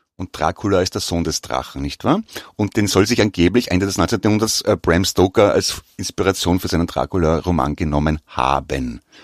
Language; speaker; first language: German; native; German